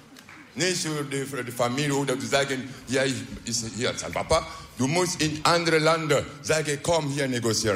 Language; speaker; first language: Dutch; non-native, learner; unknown